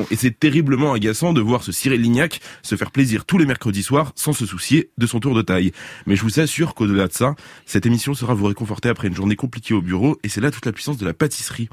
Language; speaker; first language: French; native; French